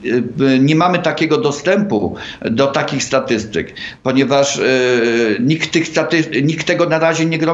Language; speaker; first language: Polish; native; Polish